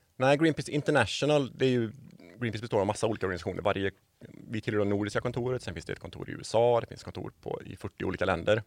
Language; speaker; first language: Swedish; native; Swedish